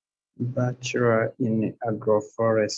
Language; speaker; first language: English; non-native, learner; Kinyarwanda